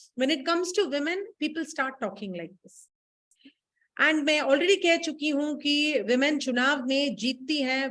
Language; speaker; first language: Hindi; non-native, local second language; Tamil